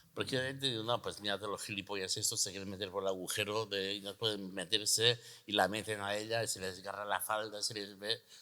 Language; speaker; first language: Spanish; non-native, local second language; Catalan